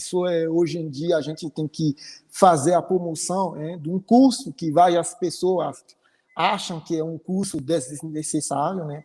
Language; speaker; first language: Portuguese; non-native, fluent; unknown